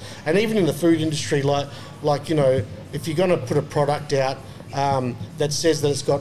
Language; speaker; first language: English; native; English